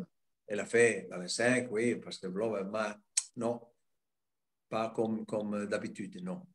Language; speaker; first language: French; non-native, fluent; Italian